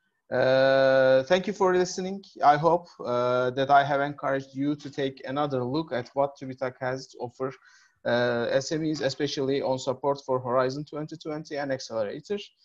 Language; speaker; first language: English; non-native, fluent; Turkish